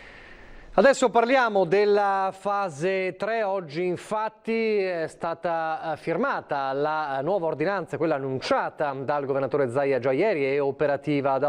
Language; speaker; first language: Italian; native; Italian